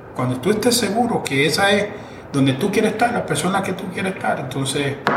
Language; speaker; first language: English; non-native, fluent; Spanish